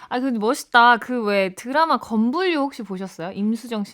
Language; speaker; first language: Korean; native; Korean